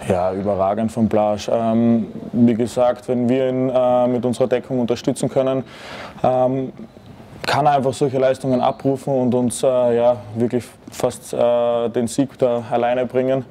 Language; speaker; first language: German; native; German